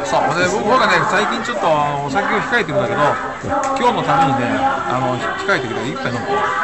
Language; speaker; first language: Japanese; native; Japanese